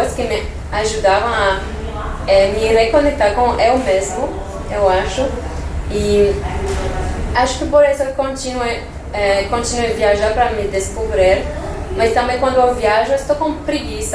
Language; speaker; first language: Portuguese; non-native, fluent; French